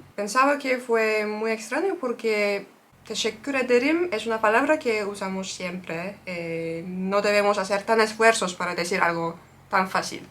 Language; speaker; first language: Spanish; non-native, fluent; Turkish